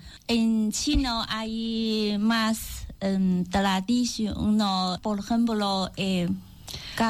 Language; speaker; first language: Spanish; non-native, learner; Chinese